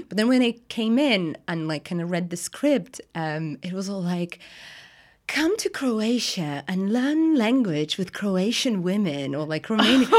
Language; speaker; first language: English; non-native, fluent; Russian